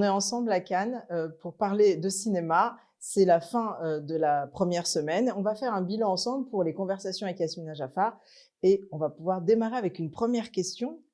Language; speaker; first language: French; native; French